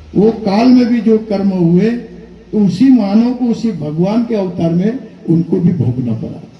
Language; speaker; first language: Hindi; non-native, local second language; Marathi